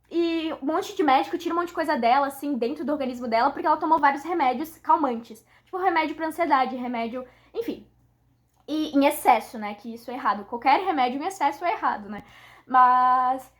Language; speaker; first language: Portuguese; native; Portuguese